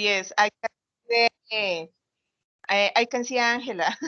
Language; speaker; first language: English; non-native, learner; Spanish